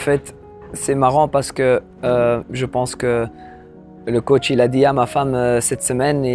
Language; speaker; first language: French; non-native, local second language; Dutch